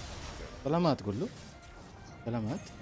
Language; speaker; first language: Arabic; native; Arabic